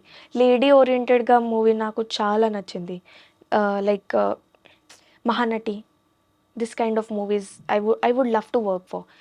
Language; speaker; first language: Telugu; non-native, local second language; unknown